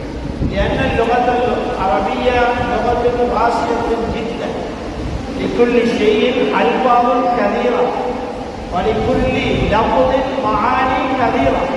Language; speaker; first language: Arabic; non-native, learner; Tamil